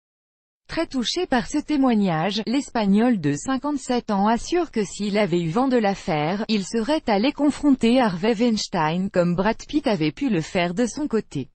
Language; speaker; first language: French; native; French